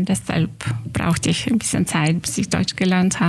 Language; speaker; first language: German; non-native, fluent; Lithuanian